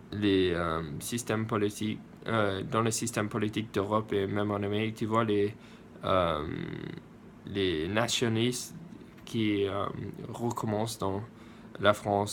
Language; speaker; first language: French; non-native, learner; English